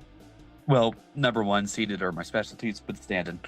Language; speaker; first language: English; native; English